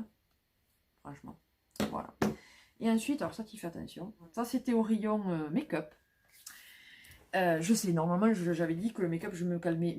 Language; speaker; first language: French; native; French